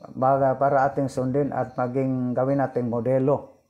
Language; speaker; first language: Filipino; non-native, local second language; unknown